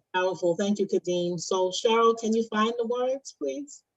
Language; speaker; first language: English; native; English